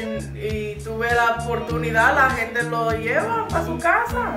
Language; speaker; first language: Spanish; non-native, fluent; English